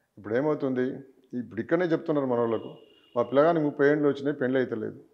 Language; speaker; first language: Telugu; native; Telugu